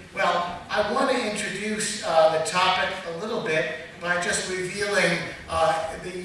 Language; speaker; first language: English; native; English